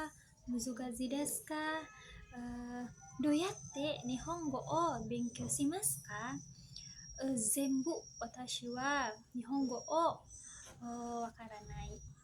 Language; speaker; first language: Japanese; non-native, learner; Indonesian